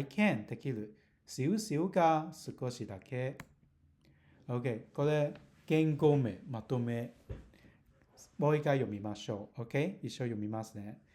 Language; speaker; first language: Japanese; non-native, learner; Cantonese